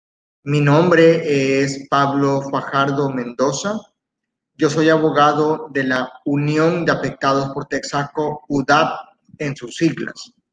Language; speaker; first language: Spanish; native; Spanish